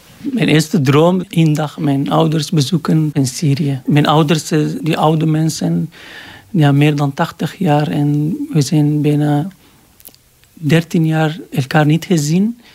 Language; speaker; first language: Dutch; non-native, learner; Arabic